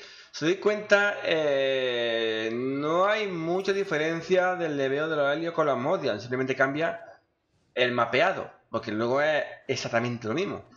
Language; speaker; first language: Spanish; native; Spanish